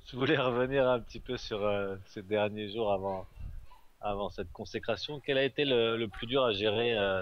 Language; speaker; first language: French; native; French